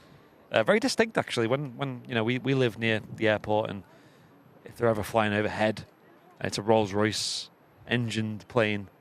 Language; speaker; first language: English; native; English